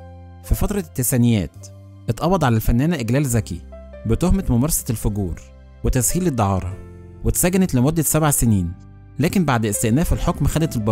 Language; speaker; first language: Arabic; native; Arabic